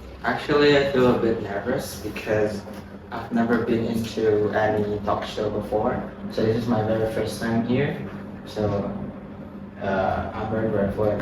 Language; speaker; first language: English; non-native, fluent; Indonesian